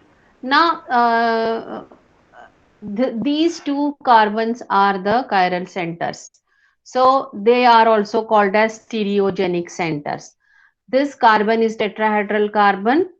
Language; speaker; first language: English; non-native, local second language; Hindi